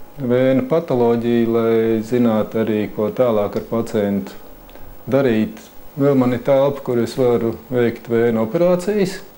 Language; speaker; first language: Latvian; native; Latvian